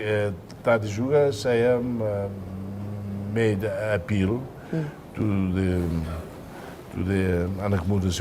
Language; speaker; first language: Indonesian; non-native, fluent; Tetum